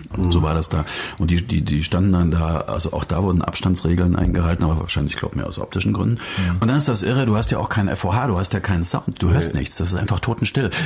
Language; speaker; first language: German; native; German